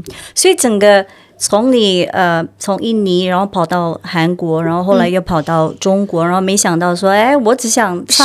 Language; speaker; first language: Chinese; early bilingual, heritage; Chinese